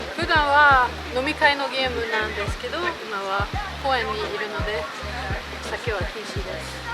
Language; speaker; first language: Japanese; non-native, fluent; Swedish